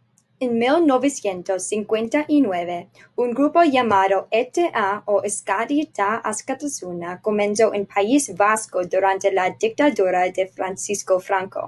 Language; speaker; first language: Spanish; non-native, learner; English